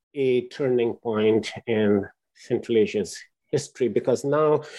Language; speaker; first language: English; non-native, local second language; Urdu